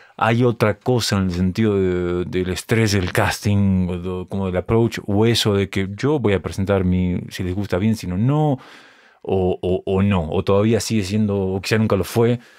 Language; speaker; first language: Spanish; native; Spanish